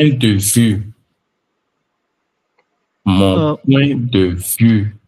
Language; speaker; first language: French; non-native, fluent; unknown